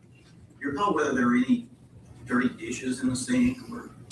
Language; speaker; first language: English; native; English